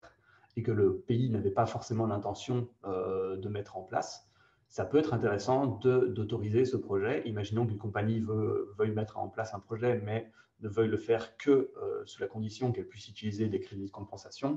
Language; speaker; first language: French; native; French